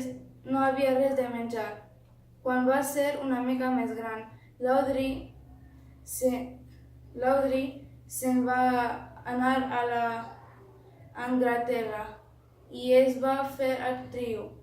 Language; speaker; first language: Catalan; non-native, learner; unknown